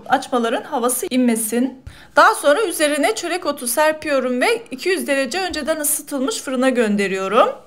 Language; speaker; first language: Turkish; native; Turkish